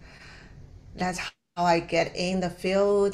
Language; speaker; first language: English; non-native, fluent; Chinese